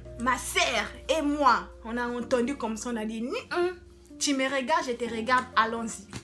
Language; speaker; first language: French; non-native, local second language; Lingala